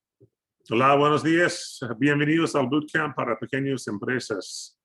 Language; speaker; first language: Spanish; non-native, fluent; English